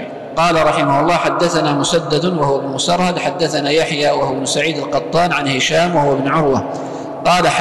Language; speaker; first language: Arabic; native; Arabic